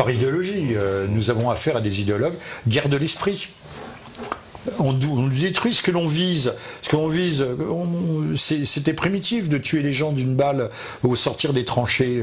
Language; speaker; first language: French; native; French